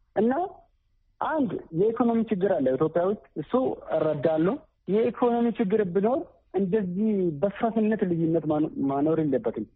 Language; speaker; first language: Amharic; native; Amharic